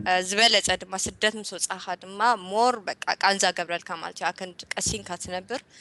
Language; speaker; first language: Tigrinya; early bilingual, heritage; Tigrinya